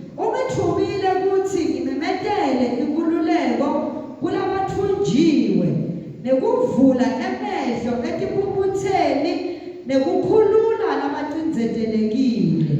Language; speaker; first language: Zulu; non-native, local second language; Swati